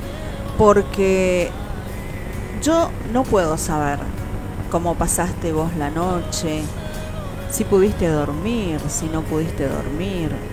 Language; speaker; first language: Spanish; native; Spanish